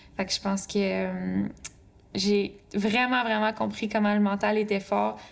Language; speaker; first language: French; native; French